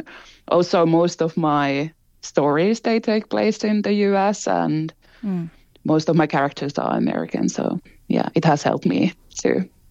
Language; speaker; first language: English; non-native, fluent; Finnish